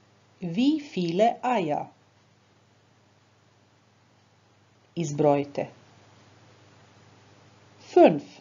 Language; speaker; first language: German; non-native, fluent; Croatian